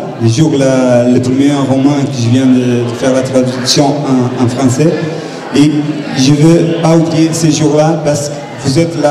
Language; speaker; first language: French; non-native, learner; Portuguese